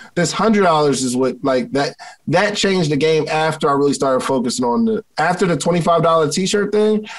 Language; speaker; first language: English; native; English